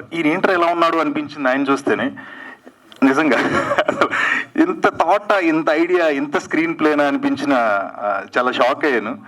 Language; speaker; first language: Telugu; native; Telugu